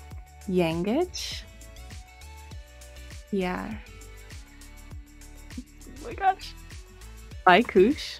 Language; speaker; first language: Turkish; non-native, learner; English